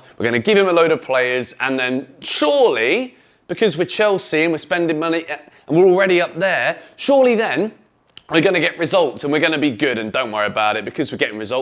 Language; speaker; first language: English; native; English